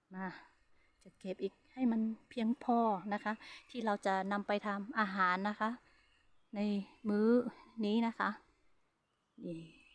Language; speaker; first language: Thai; non-native, local second language; Hmong